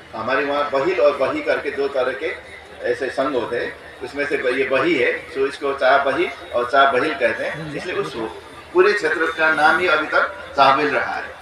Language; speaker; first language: Hindi; non-native, fluent; Newari